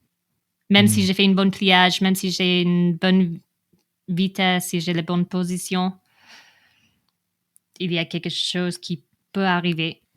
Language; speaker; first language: French; non-native, fluent; English